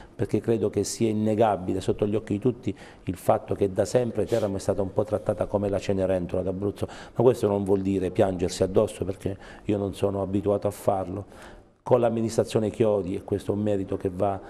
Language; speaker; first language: Italian; native; Italian